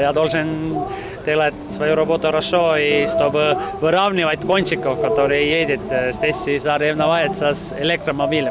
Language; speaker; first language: Russian; non-native, learner; Estonian